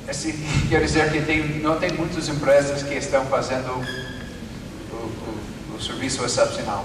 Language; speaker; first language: Portuguese; non-native, fluent; English